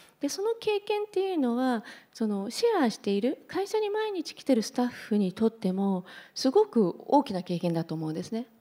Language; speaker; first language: Japanese; native; Japanese